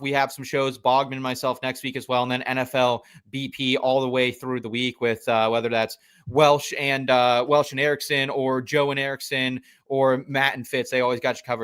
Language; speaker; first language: English; native; English